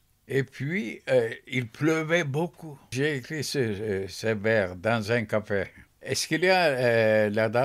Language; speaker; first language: French; non-native, fluent; Turkish